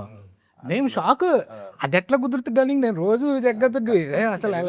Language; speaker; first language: Telugu; native; Telugu